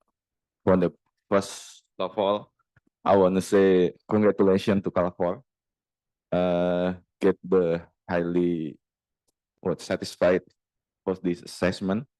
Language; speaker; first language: English; non-native, learner; Indonesian